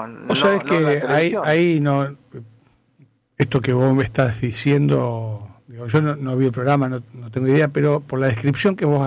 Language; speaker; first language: Spanish; native; Spanish